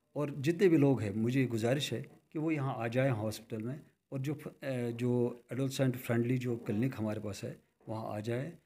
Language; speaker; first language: Hindi; non-native, local second language; Kashmiri